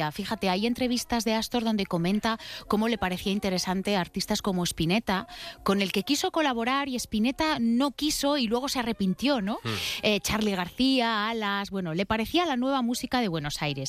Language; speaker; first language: Spanish; native; Spanish